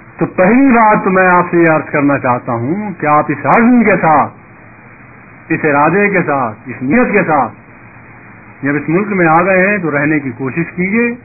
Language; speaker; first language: Urdu; native; Urdu